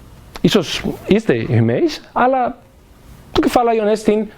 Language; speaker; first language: Greek; non-native, fluent; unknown